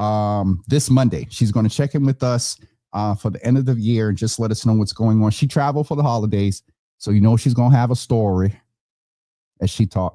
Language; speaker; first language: English; native; English